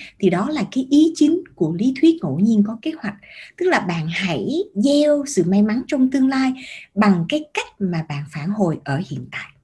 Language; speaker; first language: Vietnamese; early bilingual, heritage; Vietnamese